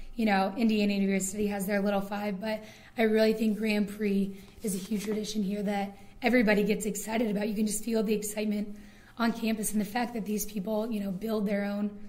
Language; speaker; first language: English; native; English